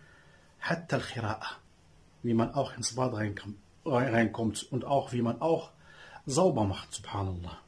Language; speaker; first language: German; non-native, learner; Arabic